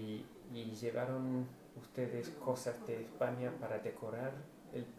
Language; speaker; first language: Spanish; non-native, fluent; English